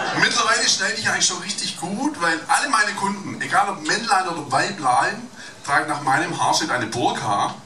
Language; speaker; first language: German; native; German